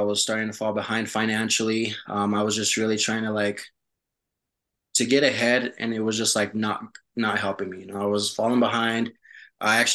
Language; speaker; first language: English; early bilingual, other home language; Spanish